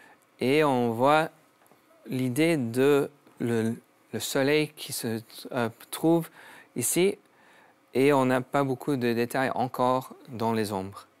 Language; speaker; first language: French; non-native, learner; English